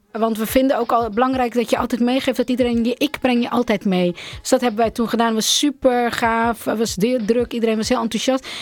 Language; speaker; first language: Dutch; early bilingual, other home language; Central Kurdish